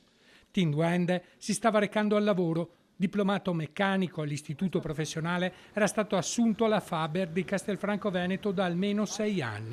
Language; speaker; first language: Italian; native; Italian